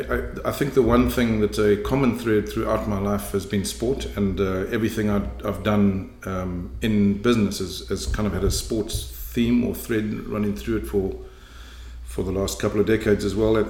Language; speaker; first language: English; native; English